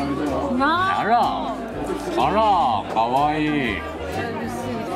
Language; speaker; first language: Japanese; native; Japanese